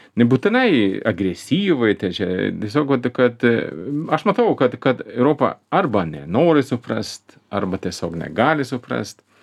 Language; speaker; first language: Lithuanian; non-native, fluent; Swedish